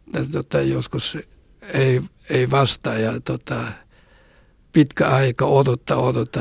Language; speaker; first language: Finnish; non-native, learner; Korean